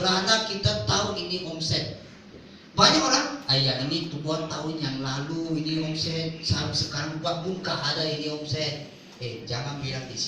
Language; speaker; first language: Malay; non-native, local second language; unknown